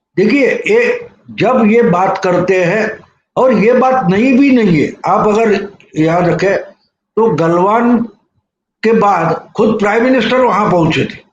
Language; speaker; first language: Hindi; non-native, local second language; Marathi